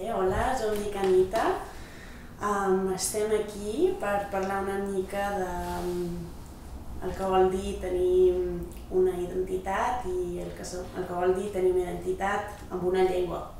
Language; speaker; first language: Catalan; non-native, local second language; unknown